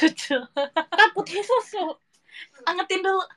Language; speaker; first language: Indonesian; native; Indonesian